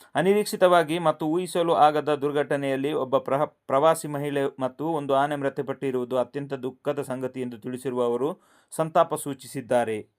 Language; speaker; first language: Kannada; non-native, local second language; Kodava